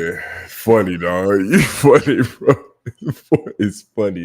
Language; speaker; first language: English; native; English